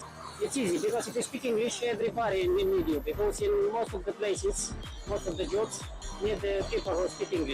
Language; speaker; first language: English; non-native, learner; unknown